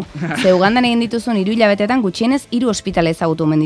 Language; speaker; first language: Basque; native; Basque